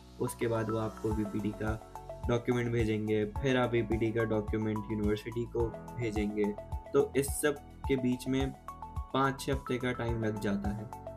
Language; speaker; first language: Urdu; native; Urdu